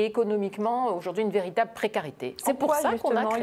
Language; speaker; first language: French; native; French